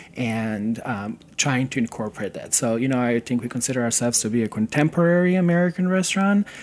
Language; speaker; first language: English; non-native, fluent; Serbian